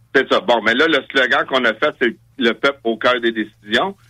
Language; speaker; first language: French; native; French